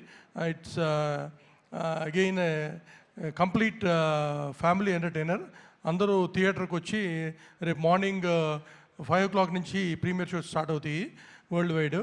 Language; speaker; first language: Telugu; native; Telugu